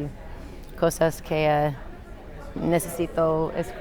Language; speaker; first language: Spanish; non-native, learner; English